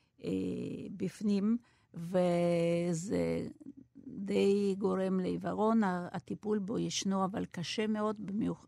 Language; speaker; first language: Hebrew; non-native, fluent; Russian